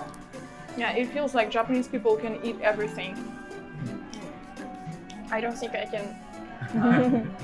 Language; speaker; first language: English; non-native, fluent; Ukrainian